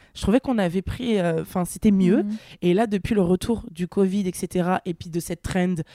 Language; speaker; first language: French; native; French